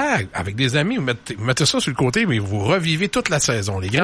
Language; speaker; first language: French; native; French